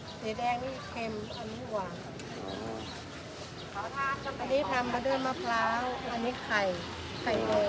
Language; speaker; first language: Thai; native; Thai